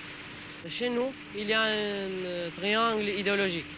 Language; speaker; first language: French; non-native, learner; Albanian